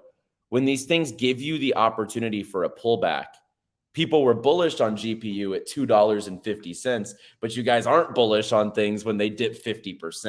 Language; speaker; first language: English; native; English